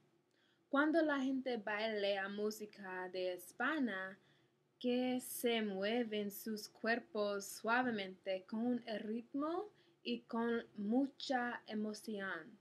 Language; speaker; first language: Spanish; non-native, learner; English